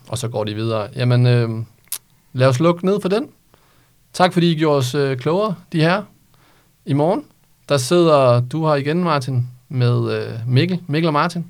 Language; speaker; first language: Danish; native; Danish